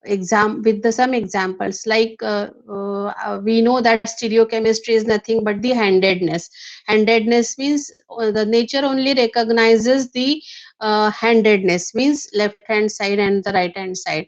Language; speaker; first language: English; non-native, local second language; Hindi